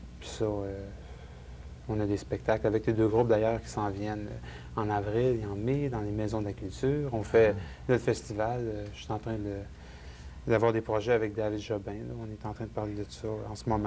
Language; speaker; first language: French; native; French